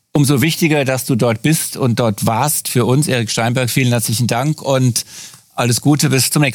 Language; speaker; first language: German; native; German